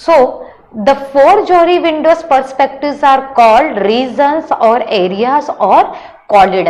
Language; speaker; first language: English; non-native, local second language; Hindi